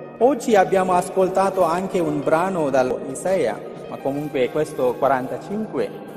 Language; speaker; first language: Italian; non-native, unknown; Telugu